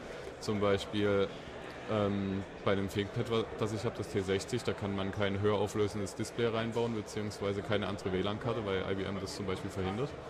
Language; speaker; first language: German; native; German